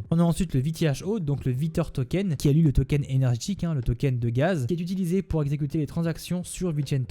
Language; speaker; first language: French; native; French